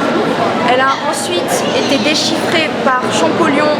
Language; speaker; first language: French; native; French